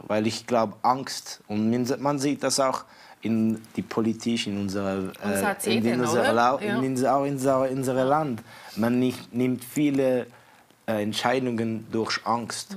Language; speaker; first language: German; non-native, fluent; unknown